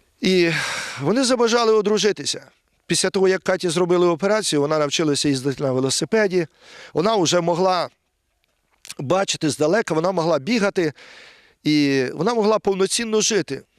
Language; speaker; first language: Ukrainian; native; Ukrainian